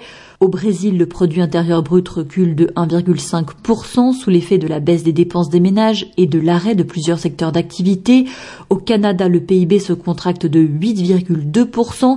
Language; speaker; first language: French; native; French